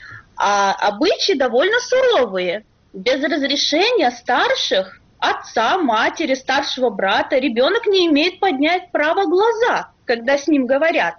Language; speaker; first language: Russian; native; Russian